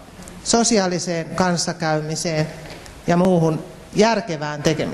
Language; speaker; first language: Finnish; non-native, local second language; Swedish